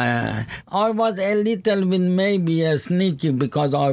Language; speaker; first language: English; non-native, learner; Persian